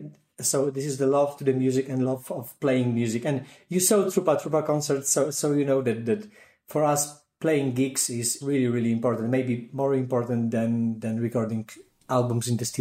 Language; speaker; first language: English; non-native, fluent; Polish